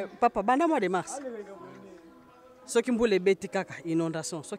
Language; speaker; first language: Lingala; native; Lingala